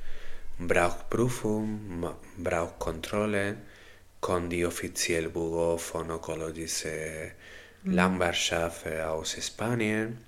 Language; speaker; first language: German; non-native, learner; Spanish